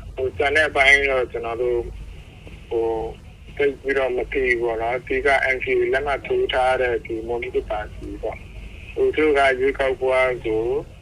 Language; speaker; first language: Burmese; non-native, local second language; Mon